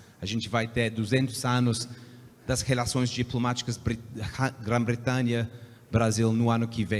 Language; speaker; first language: Portuguese; non-native, fluent; English